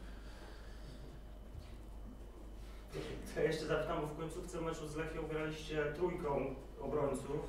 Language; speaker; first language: Polish; native; Polish